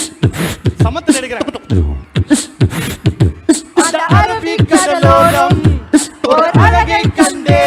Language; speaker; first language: Tamil; native; Tamil